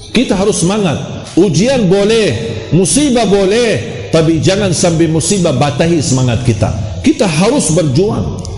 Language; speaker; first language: Malay; non-native, fluent; Arabic